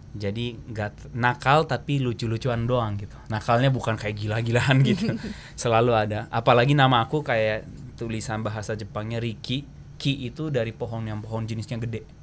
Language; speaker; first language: Indonesian; early bilingual, heritage; Japanese